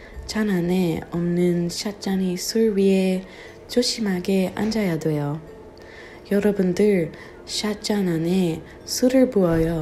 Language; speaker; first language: Korean; non-native, learner; English